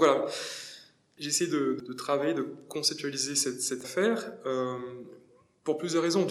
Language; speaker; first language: French; native; French